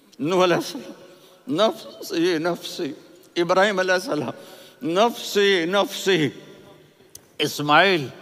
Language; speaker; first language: Urdu; non-native, local second language; Punjabi